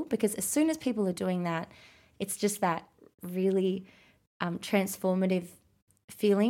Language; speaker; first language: English; native; English